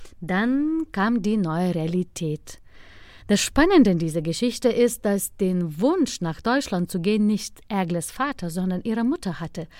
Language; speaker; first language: German; non-native, fluent; Lithuanian